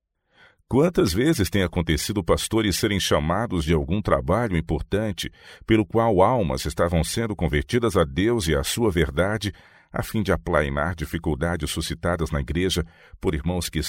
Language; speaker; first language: Portuguese; native; Portuguese